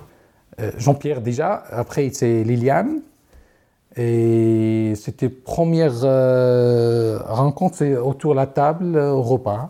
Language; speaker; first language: French; non-native, learner; Arabic